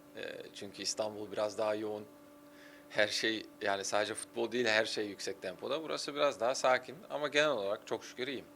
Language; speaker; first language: Turkish; early bilingual, heritage; Turkish